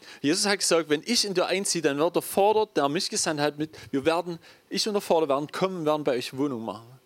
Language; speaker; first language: German; native; German